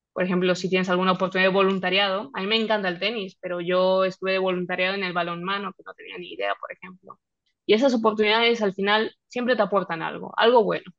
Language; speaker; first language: Spanish; native; Spanish